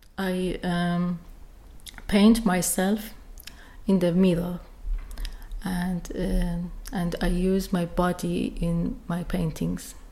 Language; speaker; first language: English; non-native, learner; Persian